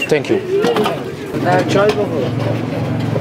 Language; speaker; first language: English; non-native, learner; Spanish